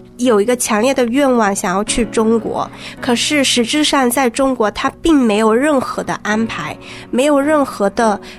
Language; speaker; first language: Chinese; native; Chinese